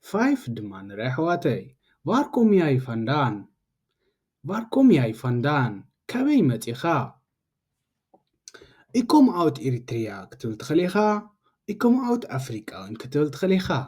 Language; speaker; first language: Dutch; non-native, learner; Tigrinya